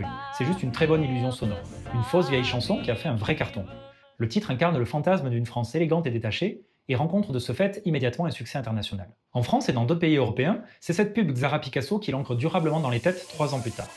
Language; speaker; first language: French; native; French